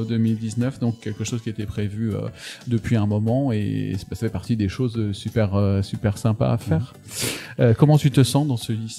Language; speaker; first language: French; native; French